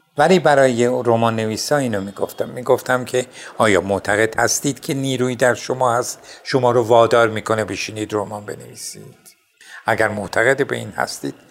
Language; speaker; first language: Persian; non-native, local second language; Azerbaijani